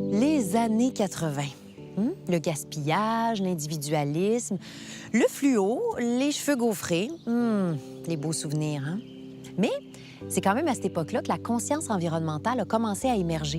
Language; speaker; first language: French; native; French